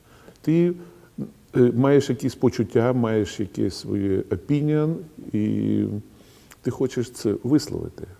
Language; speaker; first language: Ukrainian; non-native, local second language; Russian